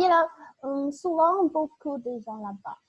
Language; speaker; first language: French; non-native, learner; Chinese